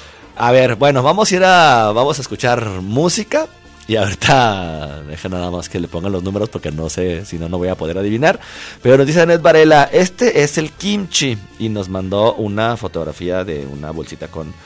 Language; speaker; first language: Spanish; native; Spanish